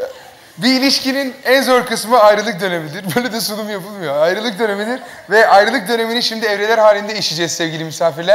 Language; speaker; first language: Turkish; native; Turkish